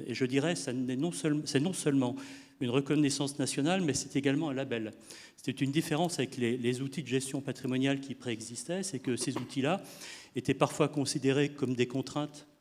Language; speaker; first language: French; native; French